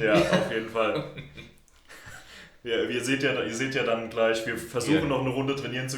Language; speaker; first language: German; native; German